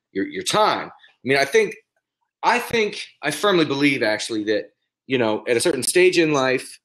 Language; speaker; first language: English; native; English